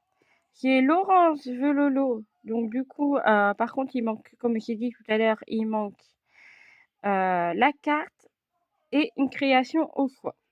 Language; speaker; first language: French; native; French